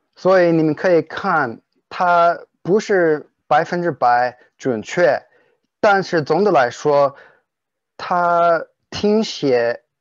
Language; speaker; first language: Chinese; non-native, fluent; English